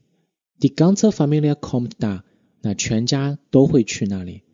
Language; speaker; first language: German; non-native, fluent; Chinese